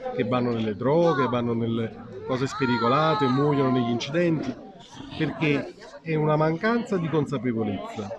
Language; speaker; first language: Italian; native; Italian